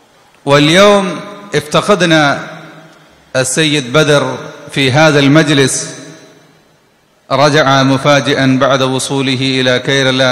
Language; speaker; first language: Arabic; non-native, fluent; Malayalam